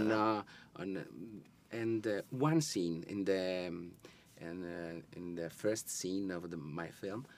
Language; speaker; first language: English; non-native, learner; Italian